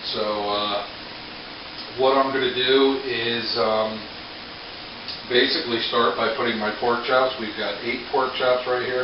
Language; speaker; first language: English; native; English